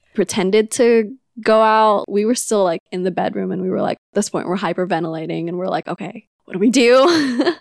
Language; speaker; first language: English; non-native, local second language; Filipino